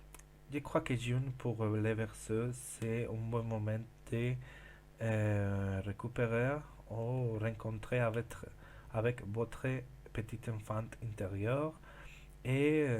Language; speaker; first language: French; non-native, learner; Spanish